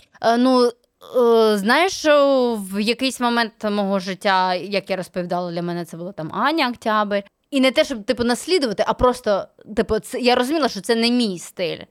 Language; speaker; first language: Ukrainian; native; Ukrainian